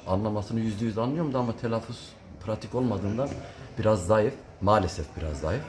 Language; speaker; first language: Turkish; early bilingual, heritage; Turkish